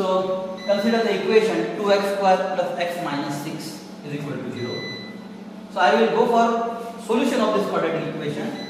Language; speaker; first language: English; non-native, local second language; Marathi